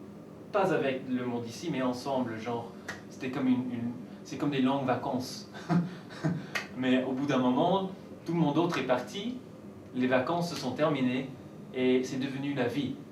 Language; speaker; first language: French; non-native, fluent; English